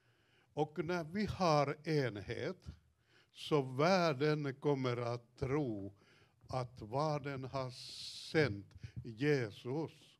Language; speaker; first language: Swedish; non-native, fluent; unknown